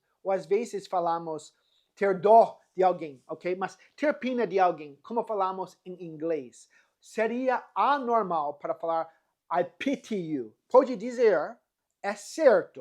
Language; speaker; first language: Portuguese; non-native, fluent; English